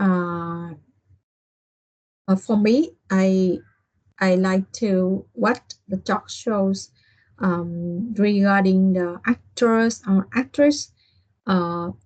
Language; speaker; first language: English; non-native, learner; Vietnamese